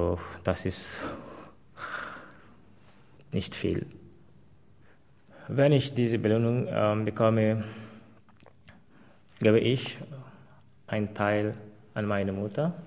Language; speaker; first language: German; non-native, fluent; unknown